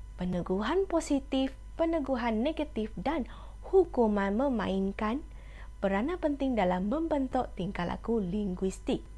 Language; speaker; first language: Malay; non-native, local second language; Iban